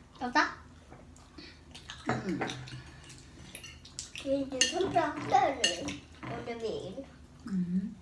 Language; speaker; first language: Swedish; early bilingual, other home language; Thai